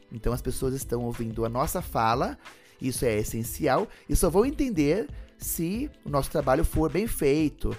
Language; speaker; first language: Portuguese; native; Portuguese